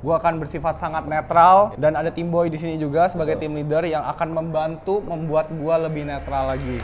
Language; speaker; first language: Indonesian; native; Indonesian